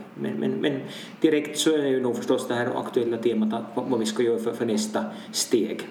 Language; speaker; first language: Swedish; native; Swedish